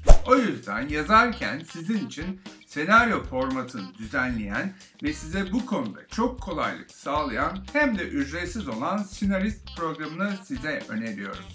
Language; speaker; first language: Turkish; native; Turkish